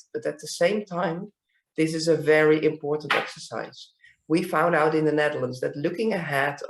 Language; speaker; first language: English; non-native, fluent; Dutch